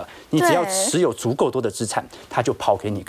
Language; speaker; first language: Chinese; native; Chinese